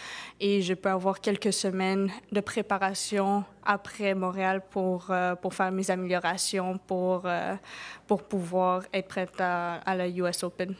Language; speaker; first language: French; non-native, local second language; English